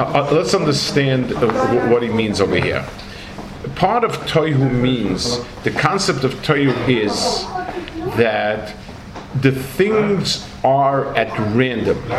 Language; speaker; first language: English; native; English